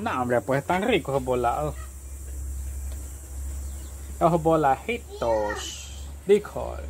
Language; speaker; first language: Spanish; native; Spanish